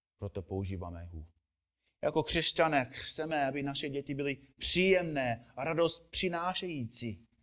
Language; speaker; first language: Czech; non-native, fluent; English